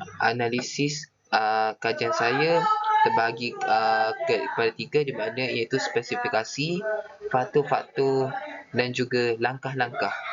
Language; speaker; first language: Malay; native; Malay